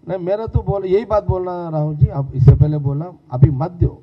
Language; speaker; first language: Hindi; non-native, local second language; Telugu